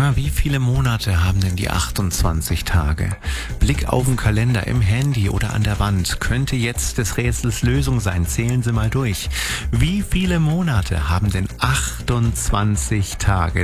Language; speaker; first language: German; native; German